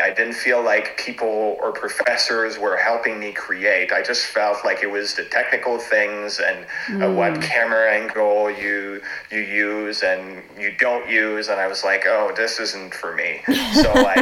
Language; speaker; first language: English; non-native, fluent; French